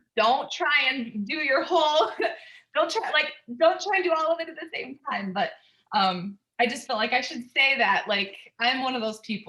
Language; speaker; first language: English; native; English